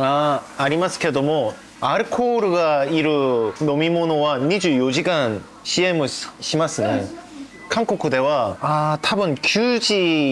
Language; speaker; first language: Japanese; non-native, learner; Korean